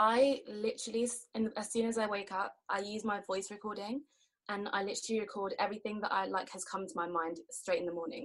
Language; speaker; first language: English; native; English